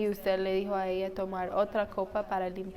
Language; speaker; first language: Spanish; non-native, fluent; English